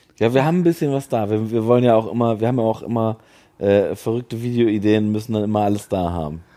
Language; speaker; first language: German; native; German